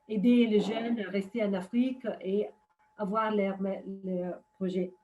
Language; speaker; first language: French; non-native, fluent; Italian